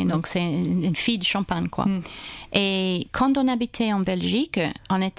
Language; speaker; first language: French; non-native, fluent; English